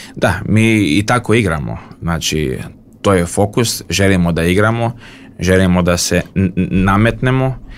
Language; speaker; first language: Serbian; early bilingual, heritage; Bosnian